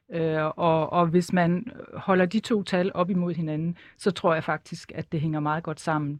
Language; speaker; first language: Danish; native; Danish